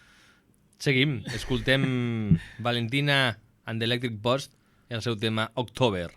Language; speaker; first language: Catalan; native; Catalan